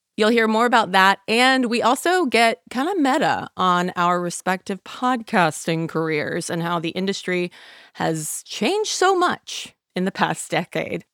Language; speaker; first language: English; native; English